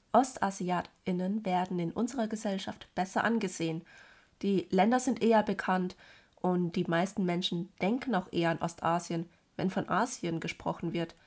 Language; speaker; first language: German; early bilingual, other home language; Cantonese